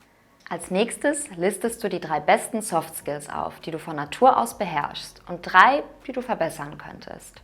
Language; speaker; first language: German; native; German